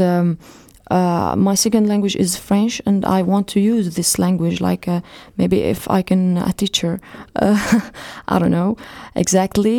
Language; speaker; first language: English; non-native, fluent; Arabic